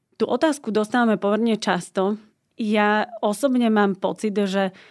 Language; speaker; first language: Slovak; native; Slovak